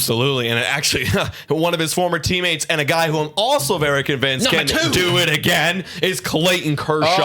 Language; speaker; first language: English; native; English